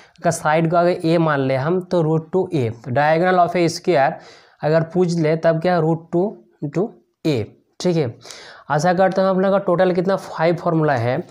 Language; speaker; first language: Hindi; native; Hindi